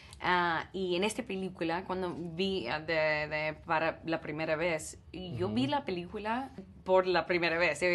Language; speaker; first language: Spanish; non-native, learner; English